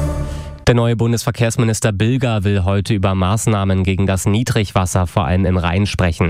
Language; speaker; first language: German; native; German